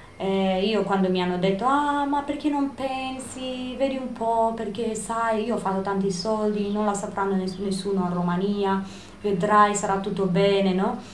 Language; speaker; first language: Italian; non-native, fluent; Romanian